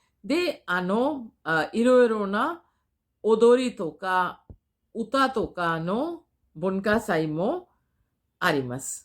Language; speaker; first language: Japanese; non-native, fluent; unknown